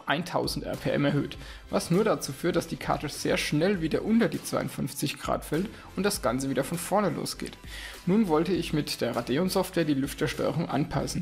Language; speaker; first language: German; native; German